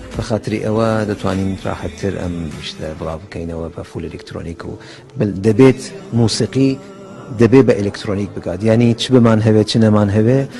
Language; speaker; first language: Central Kurdish; non-native, fluent; Persian